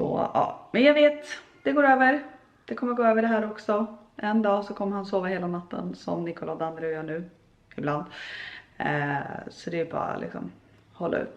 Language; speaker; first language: Swedish; native; Swedish